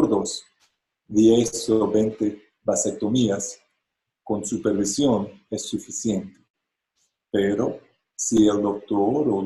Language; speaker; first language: Spanish; non-native, fluent; English